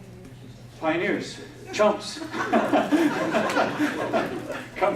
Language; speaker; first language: English; native; English